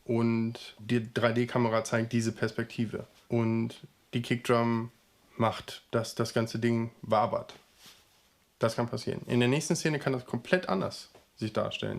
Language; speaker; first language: German; native; German